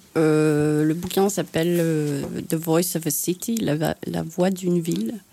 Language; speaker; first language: French; non-native, fluent; Finnish